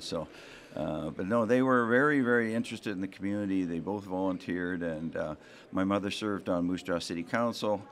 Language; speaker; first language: English; native; English